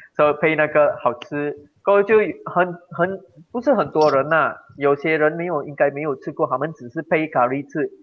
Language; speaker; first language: Chinese; non-native, local second language; Tamil